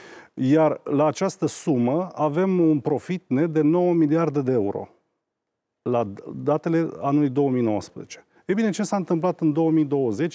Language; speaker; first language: Romanian; native; Romanian